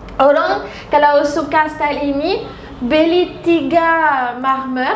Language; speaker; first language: Indonesian; non-native, learner; French